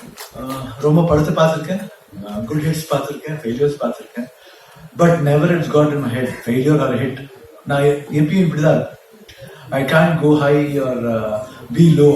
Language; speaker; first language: Tamil; non-native, local second language; Kannada